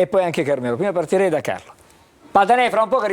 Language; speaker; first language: Italian; native; Italian